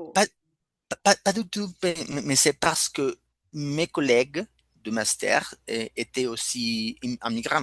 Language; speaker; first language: French; non-native, fluent; Spanish